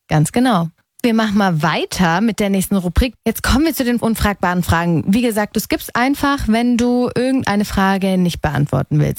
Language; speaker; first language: German; native; German